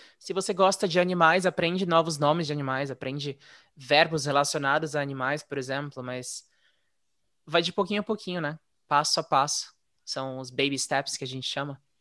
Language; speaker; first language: Portuguese; native; Portuguese